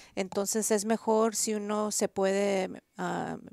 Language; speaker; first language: Spanish; early bilingual, heritage; Spanish